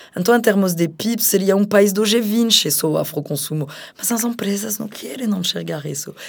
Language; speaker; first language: Portuguese; non-native, fluent; French